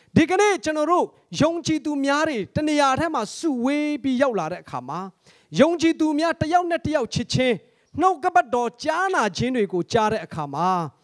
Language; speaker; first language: Burmese; non-native, local second language; Hakha Chin